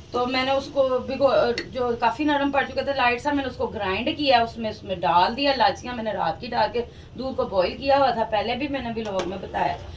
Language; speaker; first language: Urdu; non-native, local second language; Punjabi